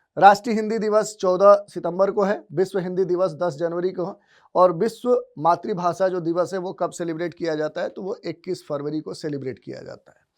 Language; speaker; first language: Hindi; native; Hindi